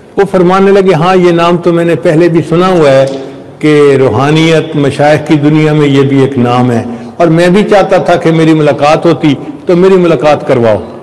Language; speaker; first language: Urdu; non-native, local second language; Punjabi